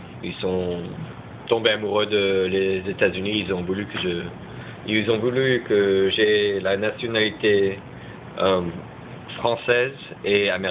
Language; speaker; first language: French; early bilingual, heritage; French